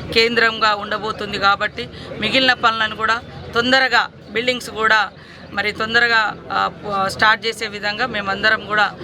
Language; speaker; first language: Telugu; native; Telugu